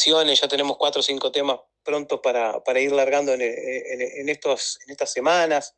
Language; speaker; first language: Spanish; native; Spanish